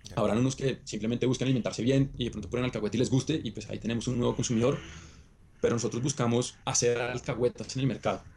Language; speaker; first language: Spanish; native; Spanish